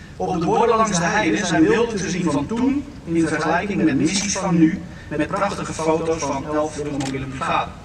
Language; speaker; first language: Dutch; native; Dutch